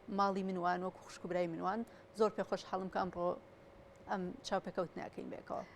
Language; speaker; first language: Central Kurdish; non-native, local second language; Kurdish